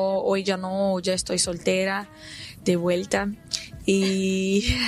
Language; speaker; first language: Spanish; non-native, fluent; Portuguese